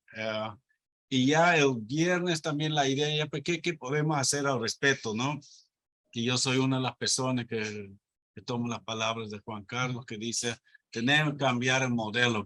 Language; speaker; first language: Spanish; non-native, fluent; Dutch